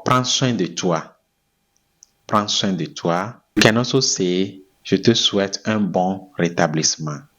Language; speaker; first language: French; non-native, fluent; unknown